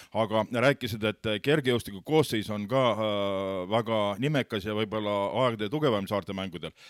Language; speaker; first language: Estonian; native; Estonian